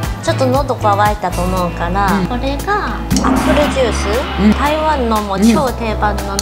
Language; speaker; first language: Japanese; early bilingual, heritage; Chinese